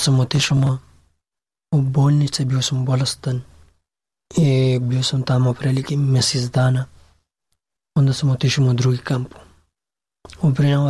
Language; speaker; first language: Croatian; non-native, learner; Pashto